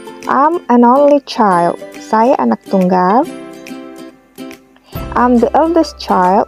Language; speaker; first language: English; non-native, fluent; Indonesian